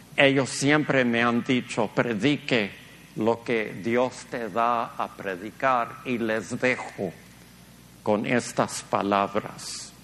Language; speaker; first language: Spanish; early bilingual, heritage; Spanish